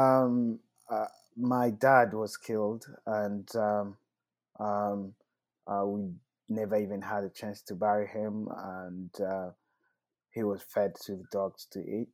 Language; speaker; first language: English; non-native, local second language; Kinyarwanda